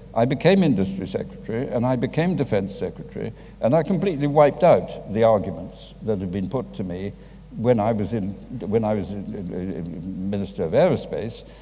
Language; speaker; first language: English; native; English